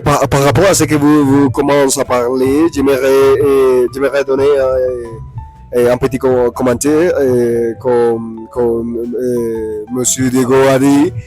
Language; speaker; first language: French; non-native, learner; Spanish